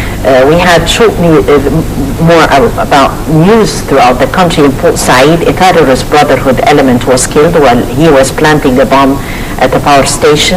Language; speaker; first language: English; non-native, fluent; Arabic